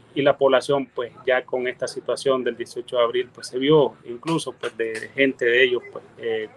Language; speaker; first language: Spanish; native; Spanish